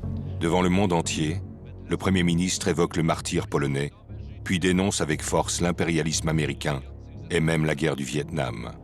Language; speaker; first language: French; native; French